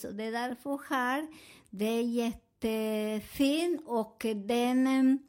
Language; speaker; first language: Swedish; non-native, learner; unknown